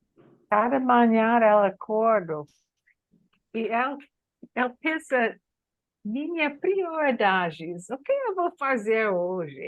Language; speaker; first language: Portuguese; non-native, learner; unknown